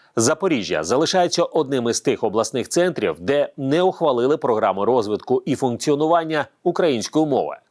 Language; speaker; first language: Ukrainian; native; Ukrainian